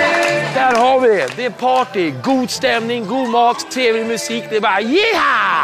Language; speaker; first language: Swedish; native; Swedish